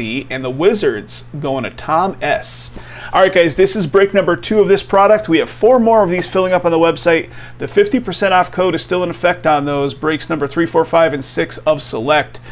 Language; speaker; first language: English; native; English